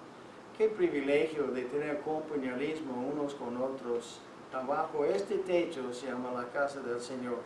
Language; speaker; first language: Spanish; non-native, fluent; English